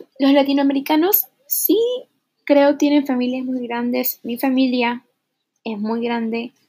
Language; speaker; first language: Spanish; early bilingual, heritage; Spanish